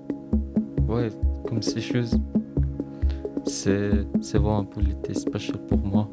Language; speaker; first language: French; non-native, learner; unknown